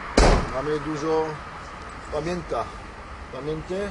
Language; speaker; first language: Polish; early bilingual, heritage; French